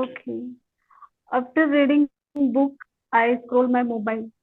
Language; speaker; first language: English; non-native, learner; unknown